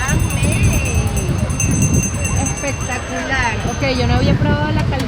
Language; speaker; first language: Portuguese; non-native, learner; Spanish